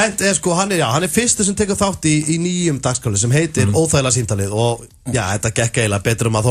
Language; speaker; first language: Icelandic; native; Icelandic